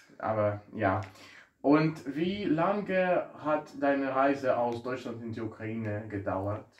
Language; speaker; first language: German; non-native, fluent; Ukrainian